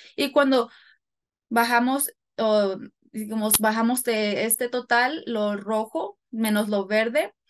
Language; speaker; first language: Spanish; early bilingual, heritage; Spanish